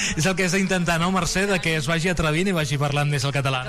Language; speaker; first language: Catalan; native; Catalan